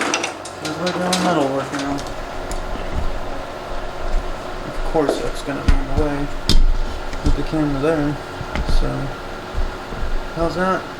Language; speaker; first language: English; native; English